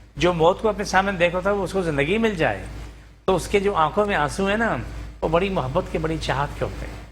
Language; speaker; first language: Urdu; non-native, local second language; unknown